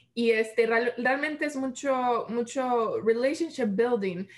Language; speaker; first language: Spanish; early bilingual, heritage; Spanish